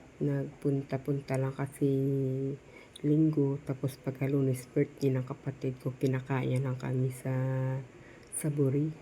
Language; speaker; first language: Filipino; non-native, local second language; Hiligaynon